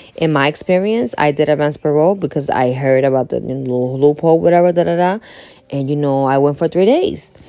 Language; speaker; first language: English; early bilingual, other home language; Spanish